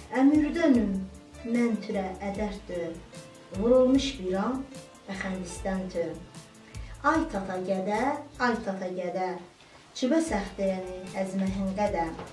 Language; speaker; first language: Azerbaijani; non-native, local second language; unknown